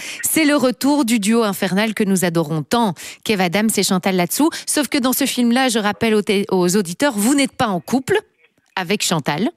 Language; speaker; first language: French; native; French